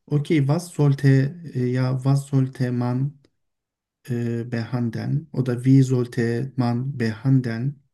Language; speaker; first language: German; non-native, learner; Turkish